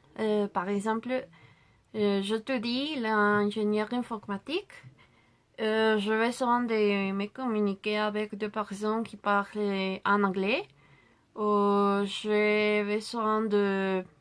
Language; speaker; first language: French; non-native, learner; Spanish